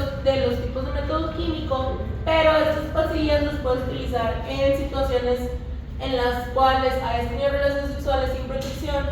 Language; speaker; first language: Spanish; native; Spanish